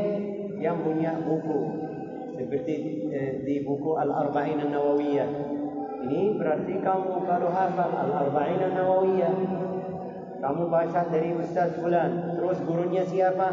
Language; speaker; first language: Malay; non-native, learner; Arabic